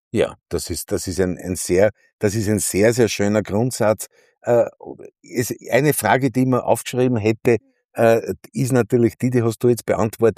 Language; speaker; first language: German; native; German